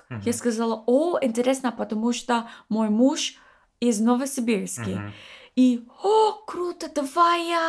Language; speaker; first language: Russian; non-native, learner; English